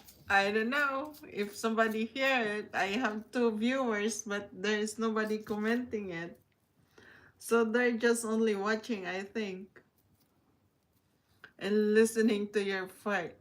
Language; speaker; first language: English; non-native, learner; Filipino